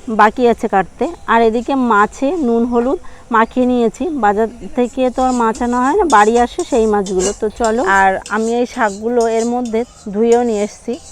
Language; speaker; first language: Bangla; native; Bangla